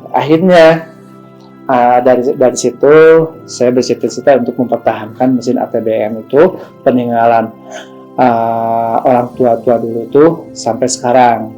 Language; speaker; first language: Indonesian; non-native, local second language; Sundanese